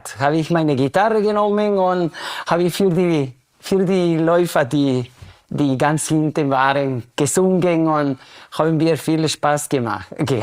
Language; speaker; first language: German; non-native, fluent; Spanish